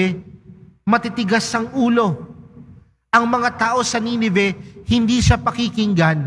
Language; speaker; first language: Filipino; native; Filipino